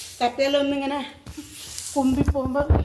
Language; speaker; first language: Malayalam; native; Malayalam